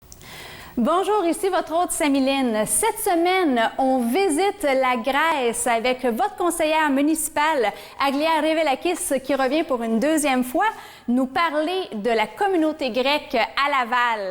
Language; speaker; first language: French; native; French